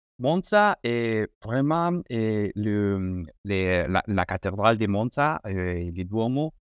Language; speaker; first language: French; non-native, learner; Spanish